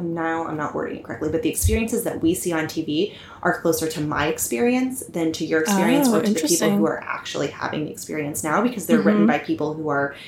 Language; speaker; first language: English; native; English